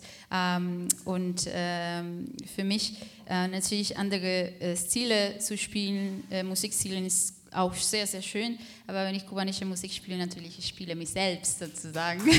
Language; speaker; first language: German; non-native, fluent; Spanish